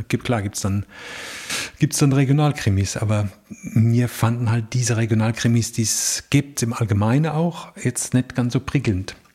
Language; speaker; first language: German; native; German